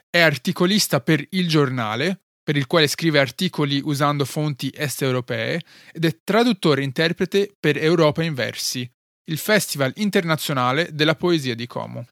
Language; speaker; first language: Italian; early bilingual, other home language; Arabic